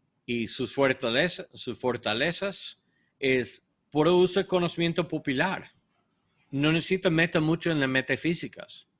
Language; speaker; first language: Spanish; non-native, learner; English